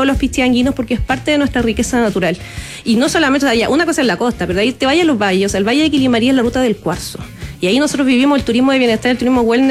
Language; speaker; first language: Spanish; native; Spanish